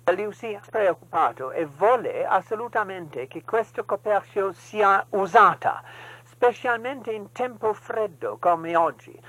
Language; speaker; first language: Italian; non-native, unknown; English